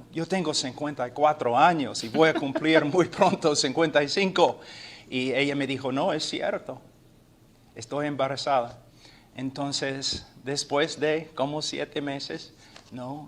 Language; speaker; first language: Spanish; non-native, fluent; English